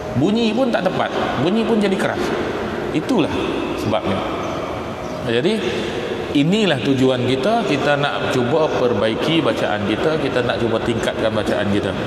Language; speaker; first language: Malay; native; Malay